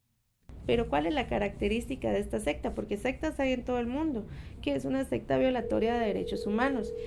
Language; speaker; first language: Spanish; native; Spanish